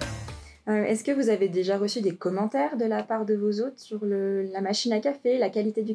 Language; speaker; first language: French; native; French